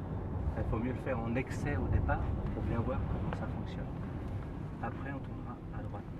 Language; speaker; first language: French; native; French